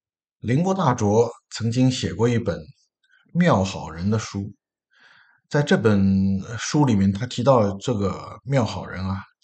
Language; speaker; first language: Chinese; native; Chinese